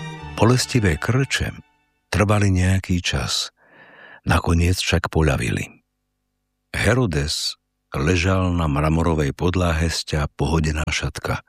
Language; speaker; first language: Slovak; native; Slovak